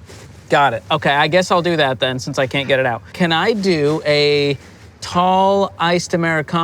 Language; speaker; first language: English; native; English